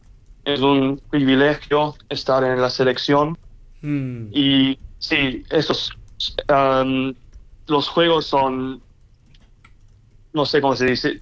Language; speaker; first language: Spanish; early bilingual, heritage; English